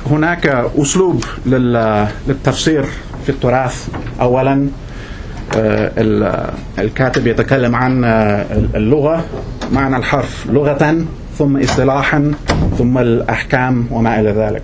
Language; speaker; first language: Arabic; non-native, fluent; English